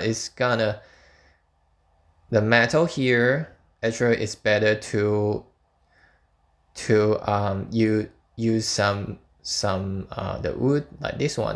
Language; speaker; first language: English; non-native, fluent; Chinese